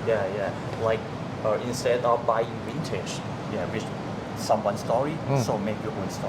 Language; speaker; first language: English; non-native, fluent; Thai